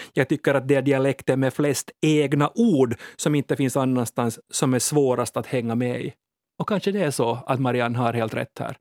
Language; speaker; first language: Swedish; native; Swedish